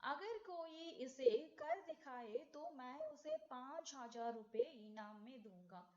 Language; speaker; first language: Hindi; non-native, local second language; Tamil